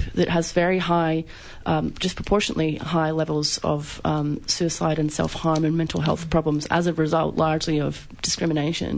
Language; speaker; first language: English; native; English